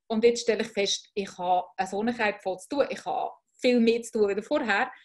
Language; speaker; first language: German; native; German